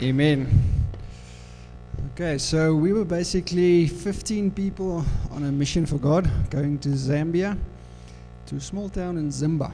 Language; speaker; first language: English; non-native, local second language; Afrikaans